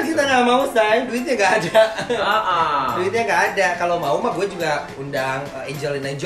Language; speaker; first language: Indonesian; native; Indonesian